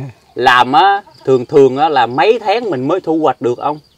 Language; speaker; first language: Vietnamese; native; Vietnamese